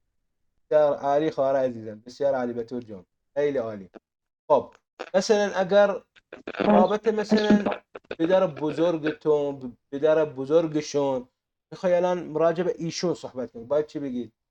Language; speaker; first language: Persian; non-native, fluent; Arabic